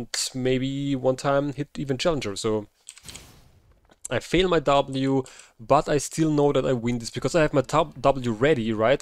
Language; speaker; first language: English; non-native, fluent; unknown